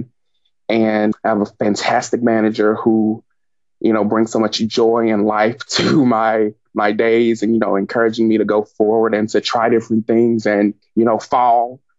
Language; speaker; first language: English; native; English